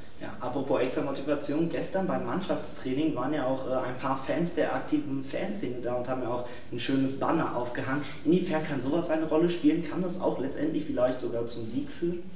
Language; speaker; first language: German; native; German